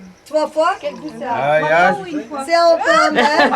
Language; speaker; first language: French; non-native, fluent; Hindi